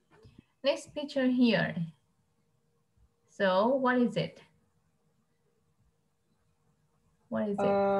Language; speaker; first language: English; non-native, fluent; Vietnamese